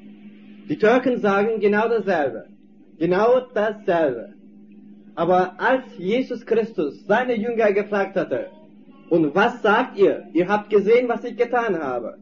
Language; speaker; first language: German; non-native, fluent; Turkish